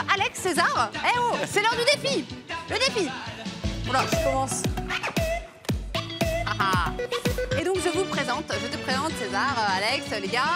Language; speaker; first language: French; native; French